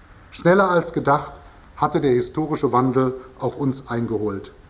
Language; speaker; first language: German; native; German